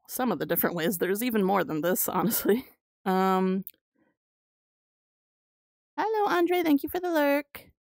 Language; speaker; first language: English; native; English